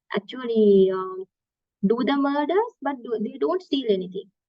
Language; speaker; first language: English; non-native, local second language; Sinhala